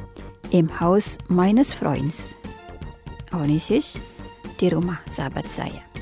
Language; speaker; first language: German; non-native, fluent; Indonesian